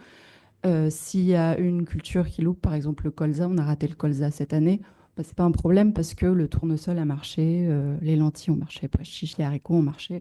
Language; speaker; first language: French; native; French